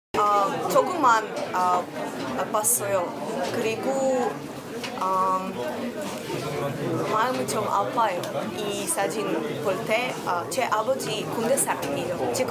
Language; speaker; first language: Korean; non-native, learner; Ukrainian